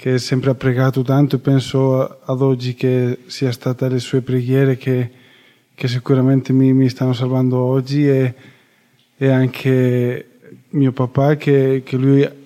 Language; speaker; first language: Italian; non-native, fluent; Spanish